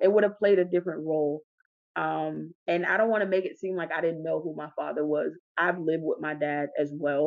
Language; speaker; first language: English; native; English